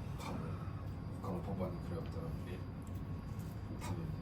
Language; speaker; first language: Japanese; native; Japanese